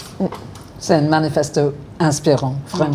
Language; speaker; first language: French; non-native, learner; English